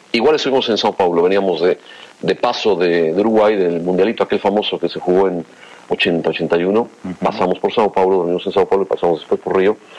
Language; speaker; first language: Spanish; native; Spanish